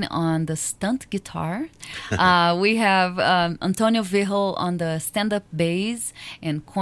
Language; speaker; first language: English; non-native, fluent; Portuguese